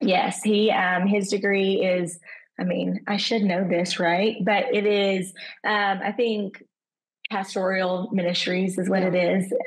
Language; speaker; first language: English; native; English